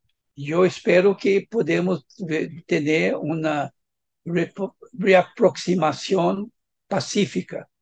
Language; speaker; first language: Spanish; non-native, fluent; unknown